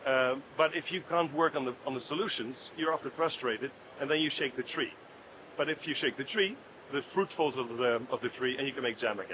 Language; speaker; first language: English; non-native, fluent; Dutch